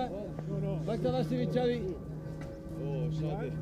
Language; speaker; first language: German; non-native, learner; Catalan